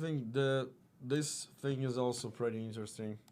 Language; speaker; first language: English; non-native, fluent; Russian